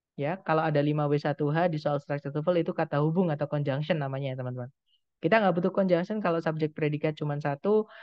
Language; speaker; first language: Indonesian; non-native, local second language; Javanese